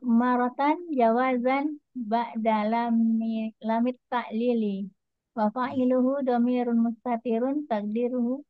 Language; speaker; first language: Arabic; non-native, learner; Indonesian